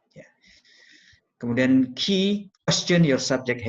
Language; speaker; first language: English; non-native, fluent; Indonesian